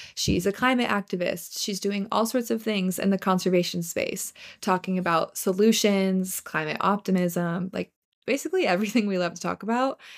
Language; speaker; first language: English; native; English